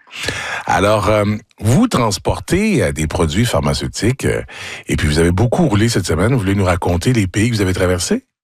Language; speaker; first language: French; native; French